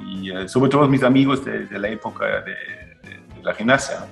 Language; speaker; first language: Spanish; non-native, fluent; German